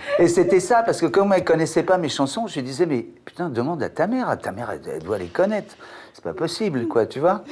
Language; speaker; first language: French; native; French